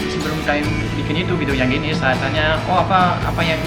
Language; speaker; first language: Indonesian; non-native, fluent; French